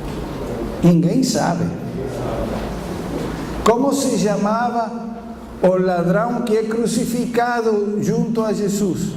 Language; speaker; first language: Portuguese; non-native, fluent; Spanish